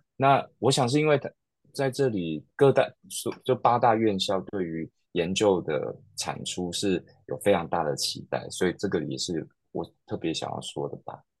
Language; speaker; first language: Chinese; native; Chinese